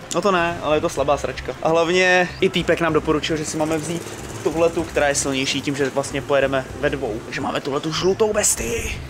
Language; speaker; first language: Czech; early bilingual, other home language; Vietnamese